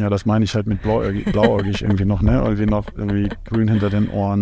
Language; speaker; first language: German; native; German